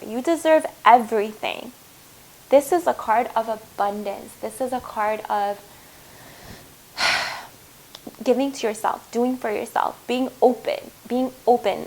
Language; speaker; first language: English; native; English